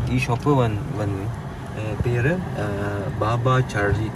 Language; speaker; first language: Malayalam; early bilingual, heritage; Malayalam